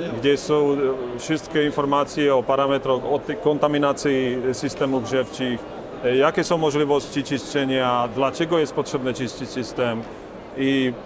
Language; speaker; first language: Polish; non-native, learner; Slovak